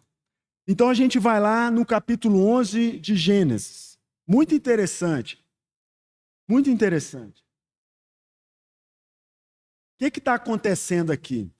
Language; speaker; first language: Portuguese; native; Portuguese